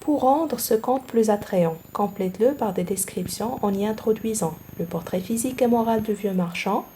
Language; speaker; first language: French; non-native, local second language; Arabic